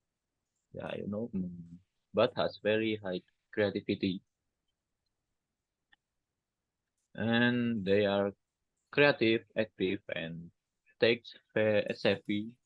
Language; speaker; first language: English; non-native, learner; Indonesian